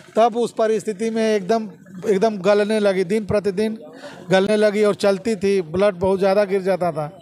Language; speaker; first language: Hindi; native; Hindi